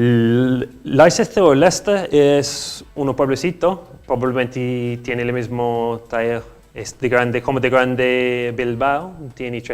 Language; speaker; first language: Spanish; non-native, learner; English